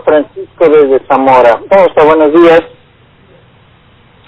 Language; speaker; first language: Spanish; native; Spanish